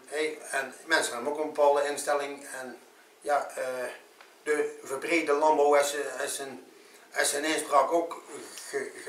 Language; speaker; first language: Dutch; native; Dutch